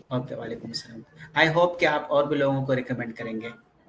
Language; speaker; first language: Hindi; native; Hindi